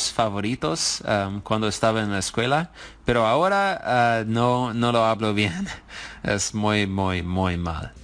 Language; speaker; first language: Spanish; non-native, learner; English